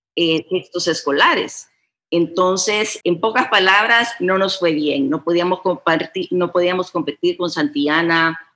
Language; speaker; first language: Spanish; early bilingual, heritage; Spanish